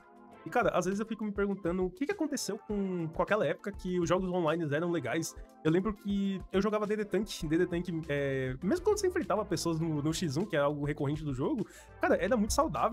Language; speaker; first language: Portuguese; native; Portuguese